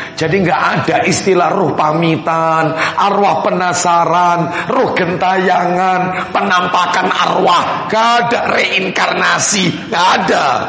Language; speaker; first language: Indonesian; non-native, local second language; Javanese